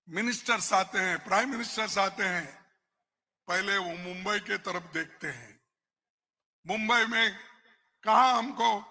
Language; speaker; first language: Hindi; non-native, local second language; Kannada